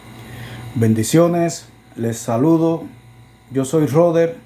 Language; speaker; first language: Spanish; native; Spanish